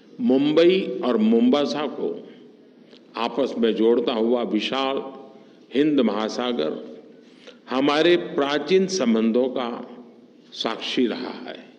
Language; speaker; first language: Hindi; non-native, local second language; Gujarati